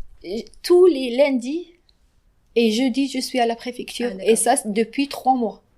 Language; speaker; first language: French; non-native, fluent; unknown